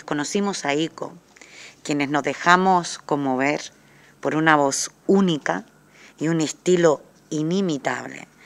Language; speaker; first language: Spanish; native; Spanish